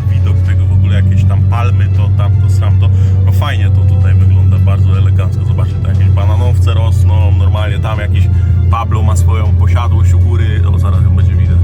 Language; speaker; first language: Polish; native; Polish